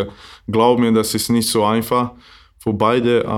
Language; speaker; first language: German; non-native, learner; Bosnian